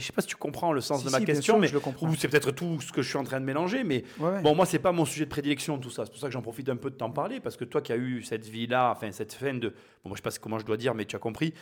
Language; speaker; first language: French; native; French